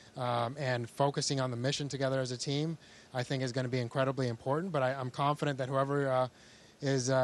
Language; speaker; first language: English; early bilingual, other home language; Spanish